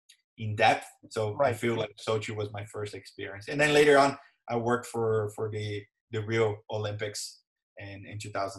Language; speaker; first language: English; non-native, fluent; Portuguese